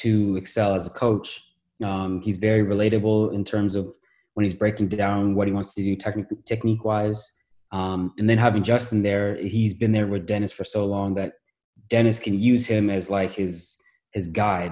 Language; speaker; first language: English; native; English